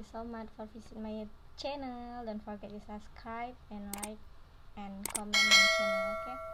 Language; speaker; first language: English; non-native, learner; Indonesian